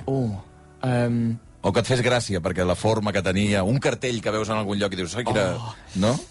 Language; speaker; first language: Catalan; native; Catalan